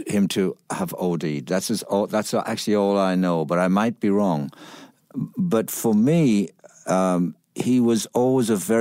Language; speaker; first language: English; native; English